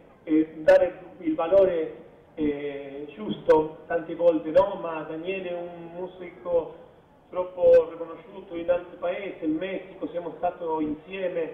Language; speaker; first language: Italian; non-native, fluent; Spanish